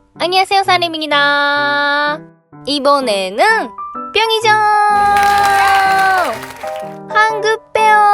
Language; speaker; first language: Korean; non-native, learner; Japanese